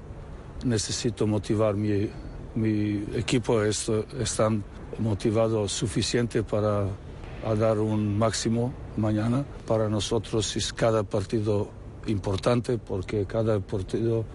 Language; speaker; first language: Spanish; non-native, learner; Serbian